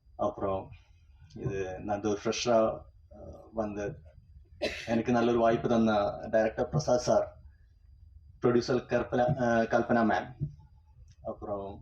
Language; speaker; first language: Tamil; non-native, fluent; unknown